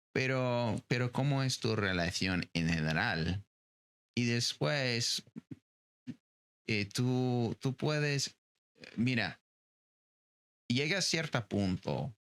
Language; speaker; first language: Spanish; non-native, fluent; English